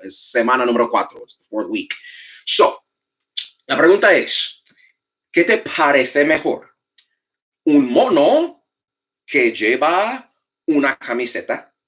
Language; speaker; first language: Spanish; non-native, fluent; English